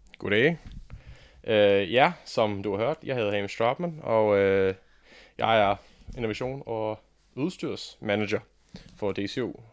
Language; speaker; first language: Danish; non-native, fluent; English